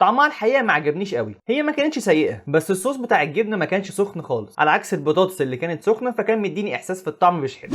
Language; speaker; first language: Arabic; native; Arabic